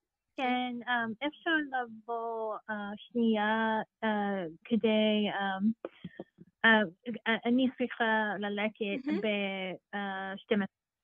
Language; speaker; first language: Hebrew; non-native, learner; English